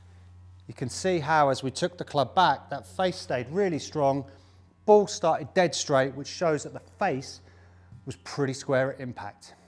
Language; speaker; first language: English; native; English